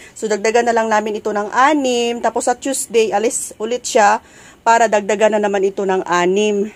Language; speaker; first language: Filipino; native; Filipino